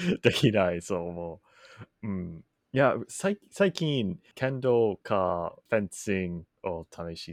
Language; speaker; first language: Japanese; non-native, learner; English